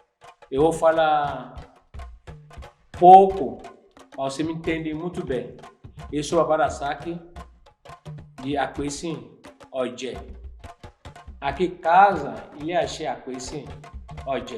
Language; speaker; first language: Portuguese; non-native, learner; Yoruba